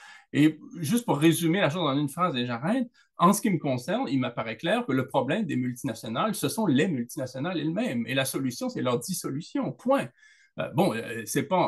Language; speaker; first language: French; native; French